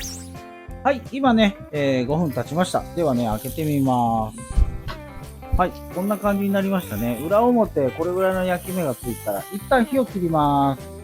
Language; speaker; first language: Japanese; native; Japanese